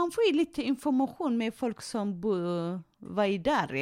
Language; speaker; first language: Swedish; non-native, fluent; Tigrinya